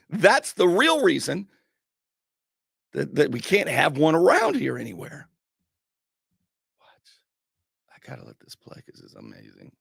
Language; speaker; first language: English; native; English